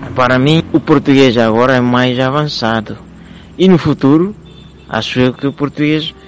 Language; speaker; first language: Portuguese; non-native, fluent; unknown